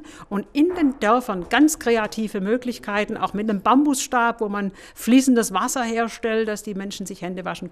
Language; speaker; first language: German; native; German